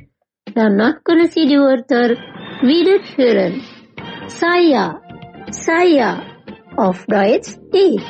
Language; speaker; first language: German; non-native, fluent; Indonesian